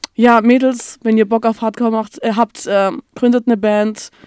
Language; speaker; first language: German; native; German